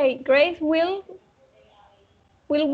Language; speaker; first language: English; non-native, learner; Spanish